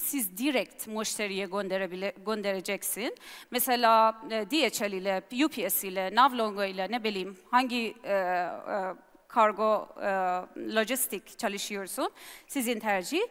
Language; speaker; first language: Turkish; non-native, learner; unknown